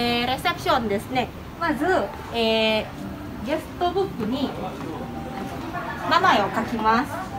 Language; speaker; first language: Japanese; non-native, fluent; Balinese